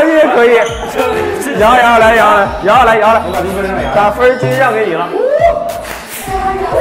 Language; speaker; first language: Chinese; native; Chinese